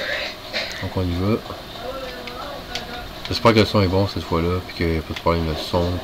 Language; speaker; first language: French; native; French